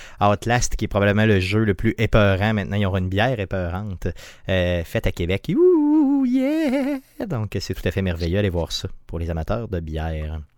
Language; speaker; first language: French; native; French